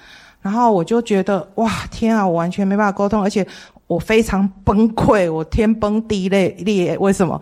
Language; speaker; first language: Chinese; native; Chinese